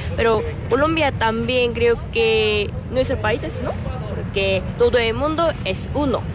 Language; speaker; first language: Spanish; non-native, learner; Korean